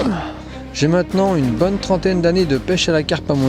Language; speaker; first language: French; native; French